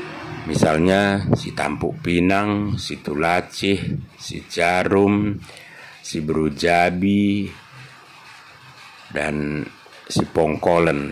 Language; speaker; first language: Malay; non-native, local second language; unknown